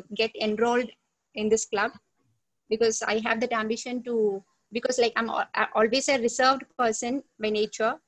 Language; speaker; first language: English; non-native, local second language; Tamil